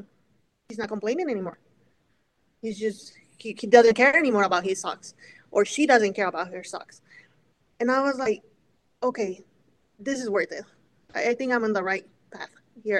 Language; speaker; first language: English; non-native, fluent; Spanish